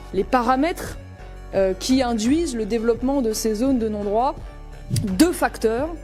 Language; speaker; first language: French; native; French